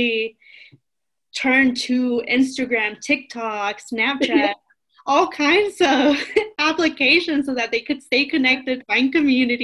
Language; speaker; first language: English; early bilingual, other home language; Spanish